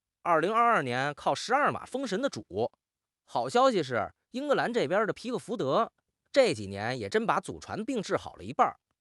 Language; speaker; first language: Chinese; native; Chinese